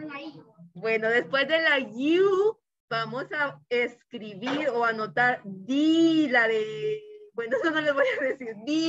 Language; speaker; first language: Spanish; native; Spanish